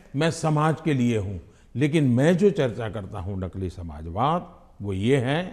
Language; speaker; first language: Hindi; non-native, local second language; Gujarati